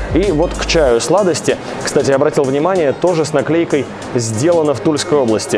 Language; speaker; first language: Russian; native; Russian